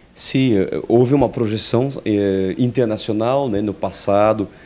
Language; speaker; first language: Portuguese; non-native, fluent; French